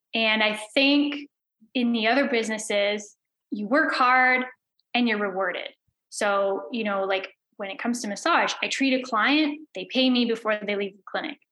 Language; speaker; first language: English; native; English